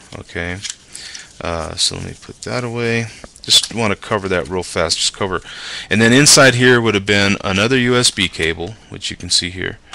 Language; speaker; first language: English; native; English